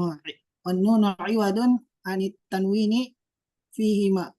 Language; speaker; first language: Arabic; non-native, learner; Indonesian